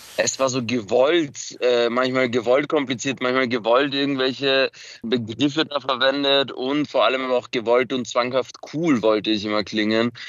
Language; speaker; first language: German; early bilingual, other home language; Macedonian